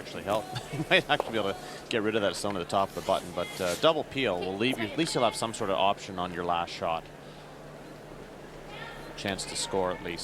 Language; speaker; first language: English; native; English